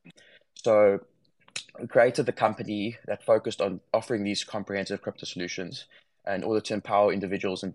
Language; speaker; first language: English; native; English